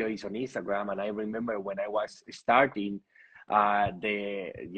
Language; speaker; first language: English; non-native, learner; Spanish